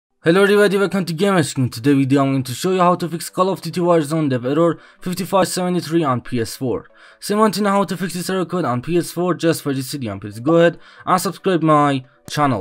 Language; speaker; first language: English; non-native, learner; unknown